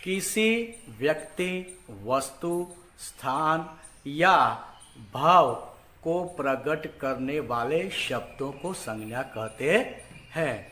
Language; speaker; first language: Hindi; non-native, local second language; Gujarati